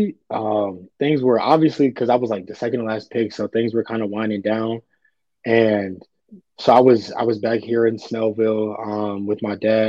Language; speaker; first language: English; native; English